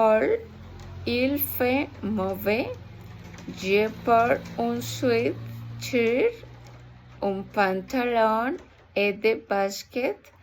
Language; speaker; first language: French; non-native, learner; Spanish